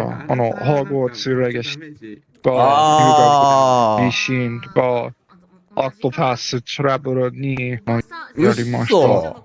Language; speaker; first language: Japanese; non-native, learner; English